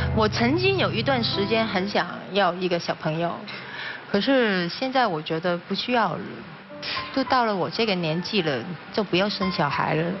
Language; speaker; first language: Chinese; non-native, local second language; Cantonese